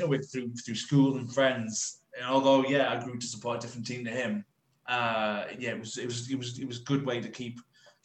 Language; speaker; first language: English; native; English